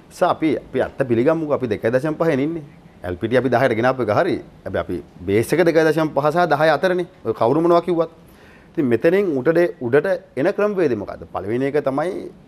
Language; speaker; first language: Sinhala; native; Sinhala